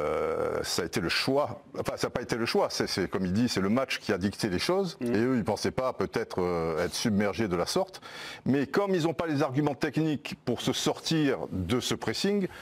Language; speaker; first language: French; native; French